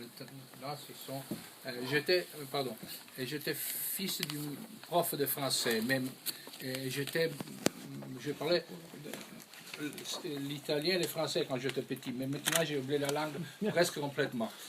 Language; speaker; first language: French; non-native, fluent; Italian